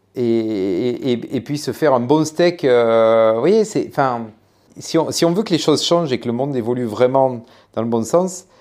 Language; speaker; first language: French; native; French